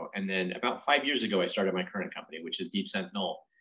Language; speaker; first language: English; native; English